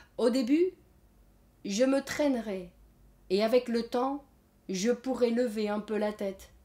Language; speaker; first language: French; native; French